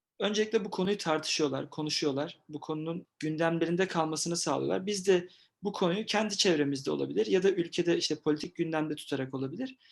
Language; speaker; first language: Turkish; native; Turkish